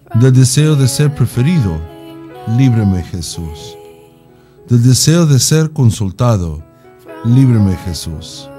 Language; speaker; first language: Spanish; non-native, fluent; English